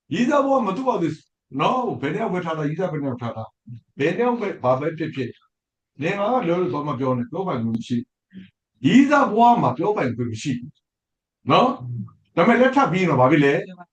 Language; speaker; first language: Burmese; non-native, local second language; S'gaw Karen